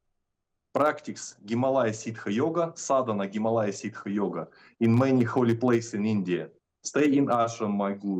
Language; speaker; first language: English; non-native, learner; Russian